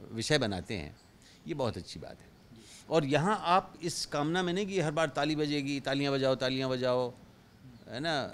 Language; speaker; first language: Hindi; native; Hindi